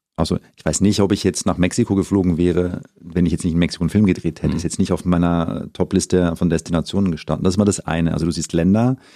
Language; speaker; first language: German; native; German